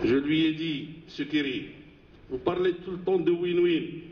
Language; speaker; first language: French; non-native, local second language; Arabic